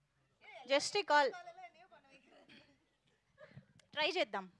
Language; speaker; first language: Telugu; native; Telugu